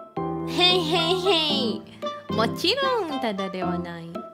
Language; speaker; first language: Japanese; non-native, learner; Indonesian